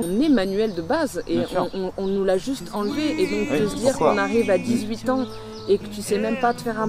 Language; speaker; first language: French; native; French